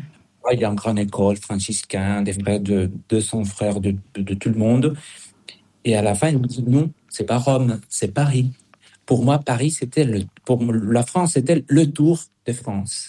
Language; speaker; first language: French; non-native, fluent; Spanish